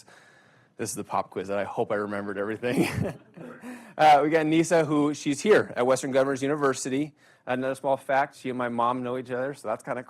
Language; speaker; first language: English; native; English